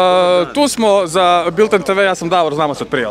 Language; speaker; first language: Croatian; native; Croatian